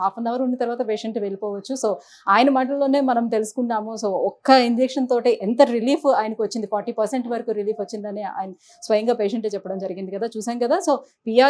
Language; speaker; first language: Telugu; native; Telugu